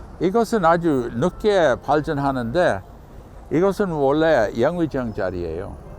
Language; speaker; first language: Korean; non-native, fluent; English